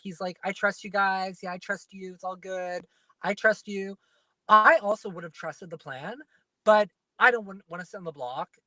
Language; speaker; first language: English; native; English